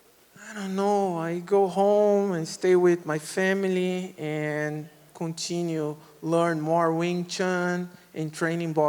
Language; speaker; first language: English; non-native, learner; Portuguese